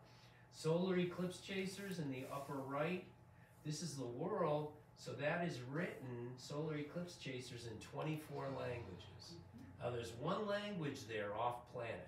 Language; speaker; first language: English; native; English